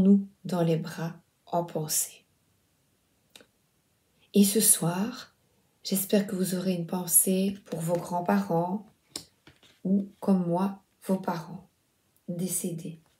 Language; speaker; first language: French; native; French